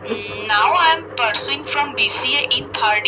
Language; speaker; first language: English; non-native, learner; Bangla